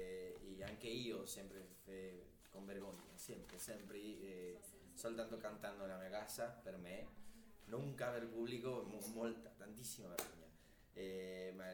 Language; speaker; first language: Italian; non-native, learner; Spanish